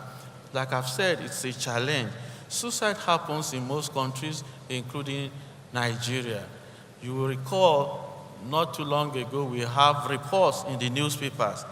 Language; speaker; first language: English; non-native, local second language; Yoruba